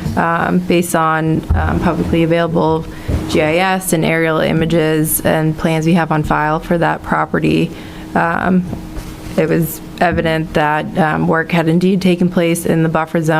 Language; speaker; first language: English; native; English